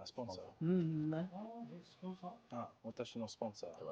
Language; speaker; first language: Japanese; non-native, learner; English